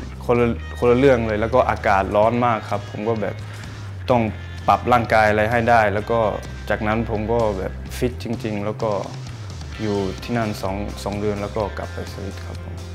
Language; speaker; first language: Thai; early bilingual, heritage; Thai